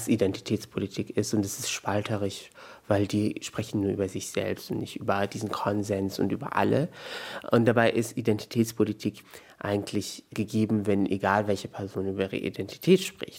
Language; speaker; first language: German; native; German